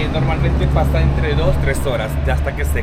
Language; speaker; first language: Spanish; native; Spanish